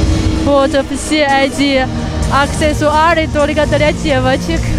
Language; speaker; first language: Russian; non-native, fluent; Chinese